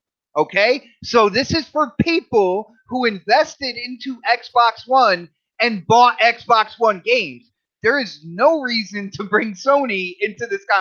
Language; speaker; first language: English; native; English